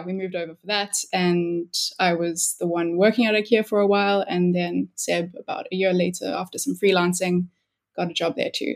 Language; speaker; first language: English; native; English